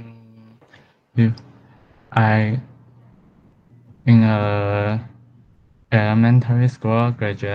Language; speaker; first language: English; non-native, learner; Chinese